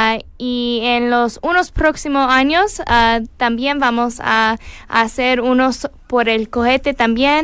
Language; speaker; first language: Spanish; non-native, learner; English